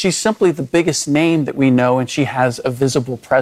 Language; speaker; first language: English; early bilingual, other home language; German